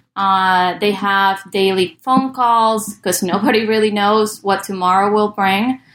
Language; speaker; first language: English; early bilingual, other home language; Spanish